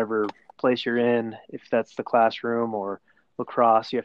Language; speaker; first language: English; native; English